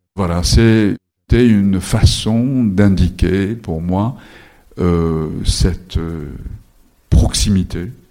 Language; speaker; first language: French; non-native, fluent; Japanese